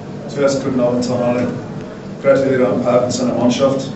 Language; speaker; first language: German; non-native, fluent; English